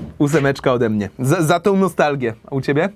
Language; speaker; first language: Polish; native; Polish